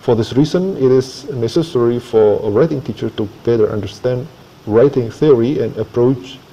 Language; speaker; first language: English; non-native, fluent; Indonesian